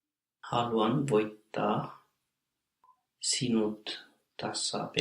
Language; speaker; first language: Finnish; non-native, learner; English